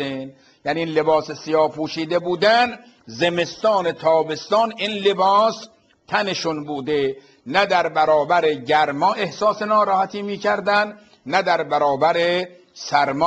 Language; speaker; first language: Persian; native; Persian